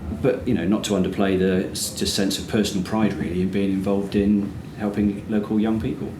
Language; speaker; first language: English; native; English